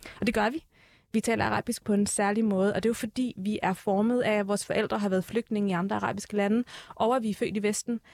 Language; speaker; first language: Danish; early bilingual, other home language; Arabic